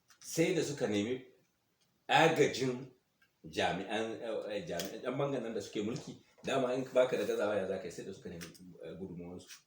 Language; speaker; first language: Hausa; non-native, local second language; Fula